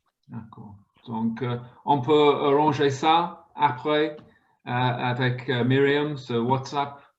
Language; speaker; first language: French; non-native, fluent; English